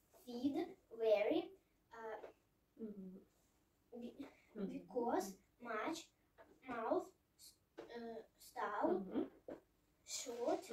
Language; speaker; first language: English; non-native, learner; Russian